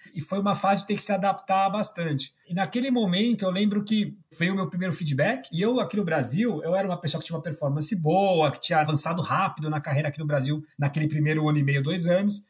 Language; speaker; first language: Portuguese; early bilingual, other home language; Spanish